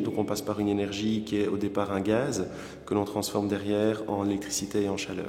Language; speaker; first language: French; native; French